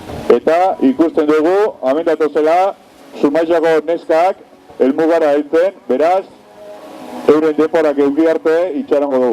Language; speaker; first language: Basque; native; Basque